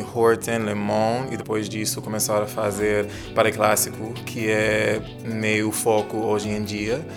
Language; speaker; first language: Portuguese; non-native, fluent; English